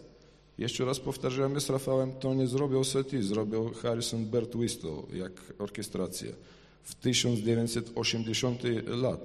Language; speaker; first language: Polish; non-native, fluent; Ukrainian